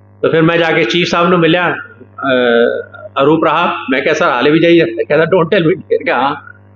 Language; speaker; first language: Hindi; non-native, local second language; Punjabi